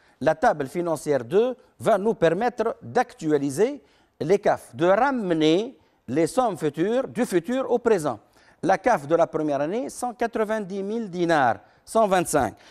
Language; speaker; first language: French; non-native, local second language; Arabic